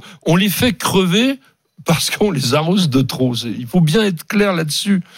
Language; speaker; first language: French; native; French